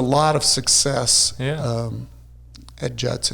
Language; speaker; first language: English; native; English